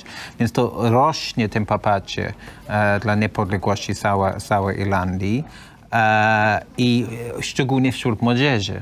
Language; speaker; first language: Polish; non-native, learner; English